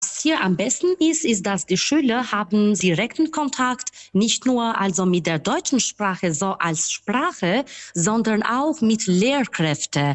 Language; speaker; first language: German; non-native, fluent; Albanian